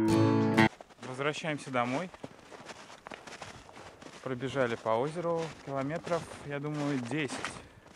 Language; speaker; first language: Russian; native; Russian